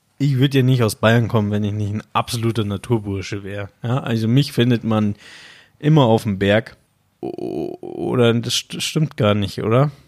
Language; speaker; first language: German; native; German